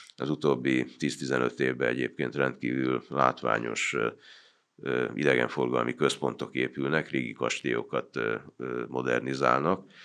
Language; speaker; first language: Hungarian; native; Hungarian